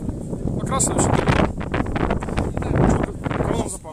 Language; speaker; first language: Russian; native; Russian